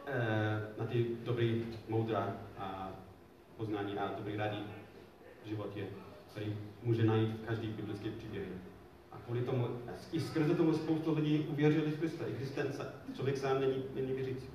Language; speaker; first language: Czech; non-native, fluent; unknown